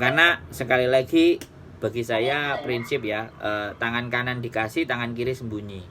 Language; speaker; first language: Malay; non-native, local second language; Javanese